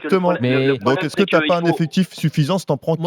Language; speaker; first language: French; native; French